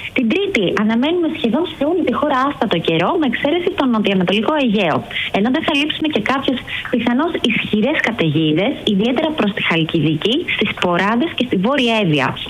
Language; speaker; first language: Greek; native; Greek